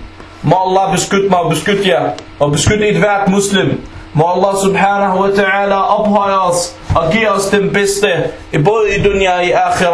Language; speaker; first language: Danish; non-native, fluent; Arabic